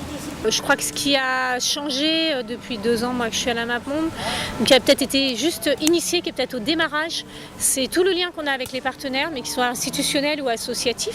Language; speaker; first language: French; native; French